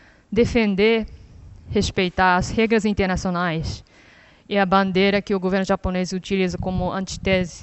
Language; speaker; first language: Portuguese; non-native, fluent; Japanese